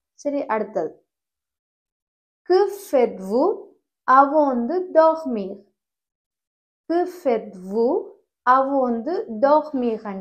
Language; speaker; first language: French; non-native, fluent; Tamil